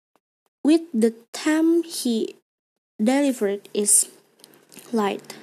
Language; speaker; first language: English; non-native, learner; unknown